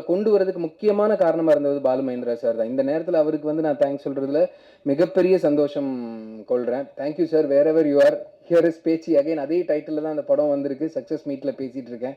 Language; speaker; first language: Tamil; native; Tamil